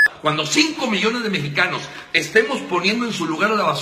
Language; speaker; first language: Spanish; native; Spanish